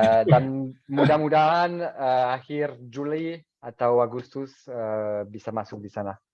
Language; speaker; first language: Indonesian; non-native, fluent; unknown